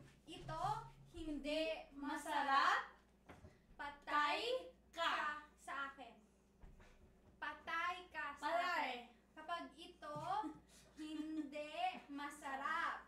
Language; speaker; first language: Filipino; early bilingual, heritage; French